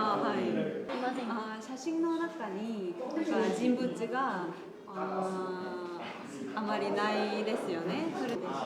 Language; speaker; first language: Japanese; non-native, fluent; Korean